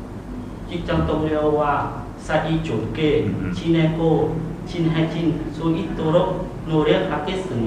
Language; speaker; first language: Korean; non-native, learner; Vietnamese